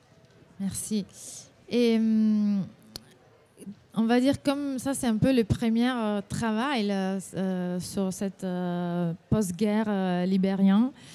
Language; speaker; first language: French; non-native, fluent; Italian